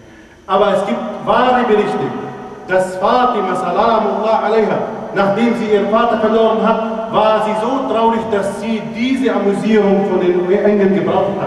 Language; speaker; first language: German; non-native, fluent; Arabic